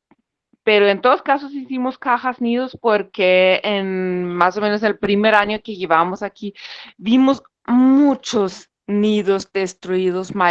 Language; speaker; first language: Spanish; non-native, fluent; German